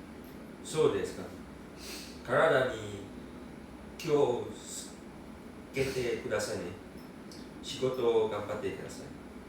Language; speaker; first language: Japanese; non-native, learner; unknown